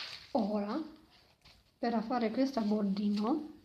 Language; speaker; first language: Italian; non-native, learner; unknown